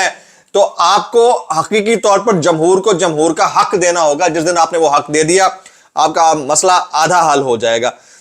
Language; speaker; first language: Urdu; native; Urdu